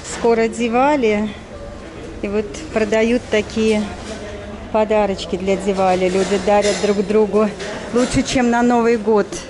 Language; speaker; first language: Russian; native; Russian